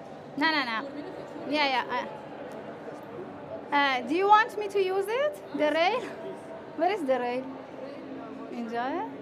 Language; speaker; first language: English; non-native, fluent; Persian